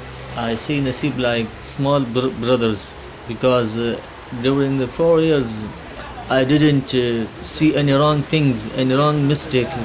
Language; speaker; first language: English; non-native, learner; Pashto